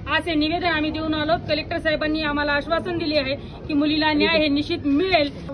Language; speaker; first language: Marathi; non-native, local second language; Lambadi